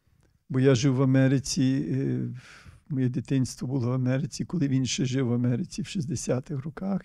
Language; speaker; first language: Ukrainian; early bilingual, heritage; Ukrainian